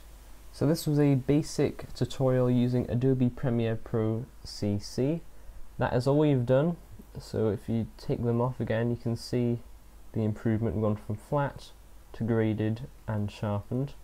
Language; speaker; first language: English; native; English